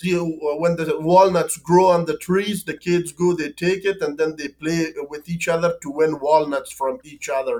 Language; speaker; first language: English; non-native, fluent; Persian